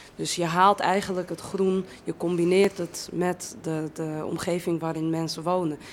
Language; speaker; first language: Dutch; native; Dutch